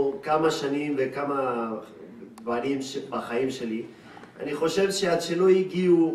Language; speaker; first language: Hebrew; non-native, fluent; Spanish